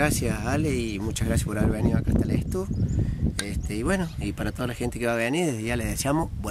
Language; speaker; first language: Spanish; native; Spanish